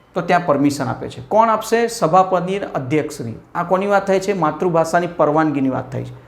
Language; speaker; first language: Gujarati; non-native, local second language; Hindi